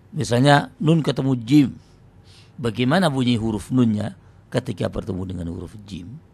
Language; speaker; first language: Indonesian; non-native, local second language; Javanese